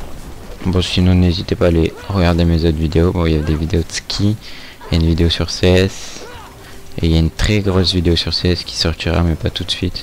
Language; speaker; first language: French; native; French